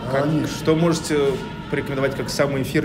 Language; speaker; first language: Russian; native; Russian